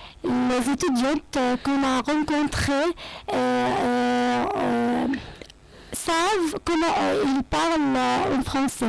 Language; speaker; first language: French; non-native, fluent; Arabic